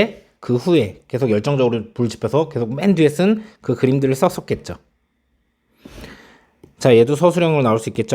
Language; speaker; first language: Korean; native; Korean